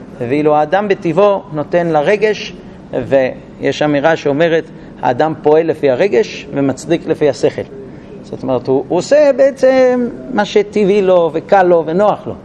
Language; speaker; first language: Hebrew; non-native, fluent; English